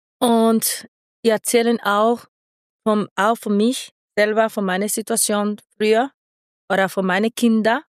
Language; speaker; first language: German; non-native, learner; Spanish